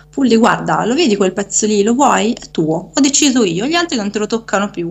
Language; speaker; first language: Italian; native; Italian